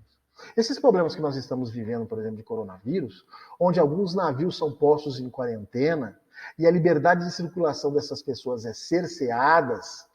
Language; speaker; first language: Portuguese; native; Portuguese